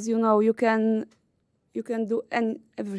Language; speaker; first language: English; non-native, learner; Polish